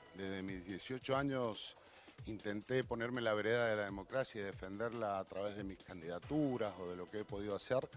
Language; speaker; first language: Spanish; native; Spanish